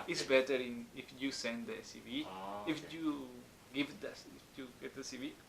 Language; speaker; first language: English; non-native, learner; Spanish